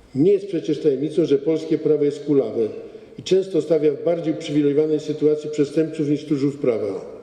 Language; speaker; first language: Polish; native; Polish